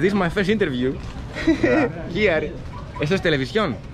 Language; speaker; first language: Spanish; non-native, fluent; Greek